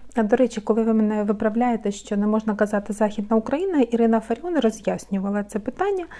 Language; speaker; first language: Ukrainian; non-native, local second language; Russian